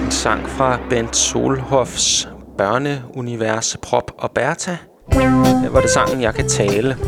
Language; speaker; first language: Danish; native; Danish